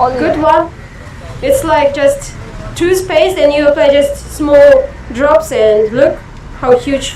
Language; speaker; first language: English; non-native, fluent; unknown